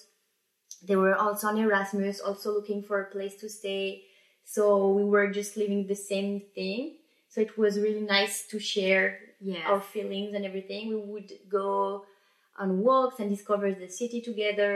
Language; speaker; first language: English; non-native, fluent; French